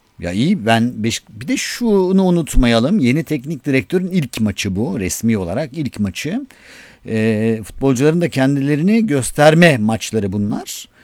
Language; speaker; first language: Turkish; native; Turkish